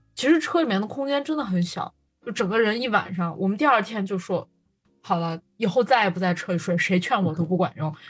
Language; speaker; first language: Chinese; native; Chinese